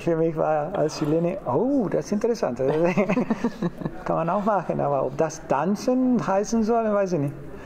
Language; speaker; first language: German; non-native, fluent; Spanish